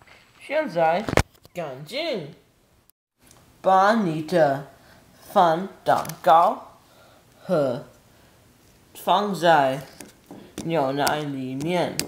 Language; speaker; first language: Chinese; non-native, learner; English